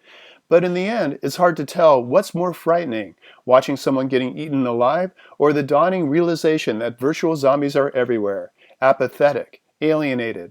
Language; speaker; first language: English; native; English